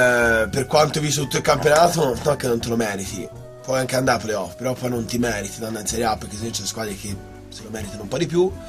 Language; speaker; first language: Italian; native; Italian